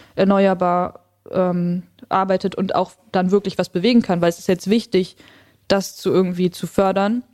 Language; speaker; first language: German; native; German